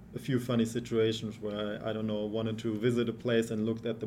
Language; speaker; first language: English; non-native, fluent; German